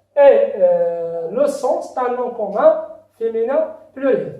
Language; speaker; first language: French; non-native, local second language; Arabic